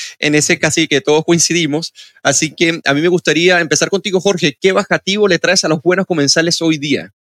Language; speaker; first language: Spanish; native; Spanish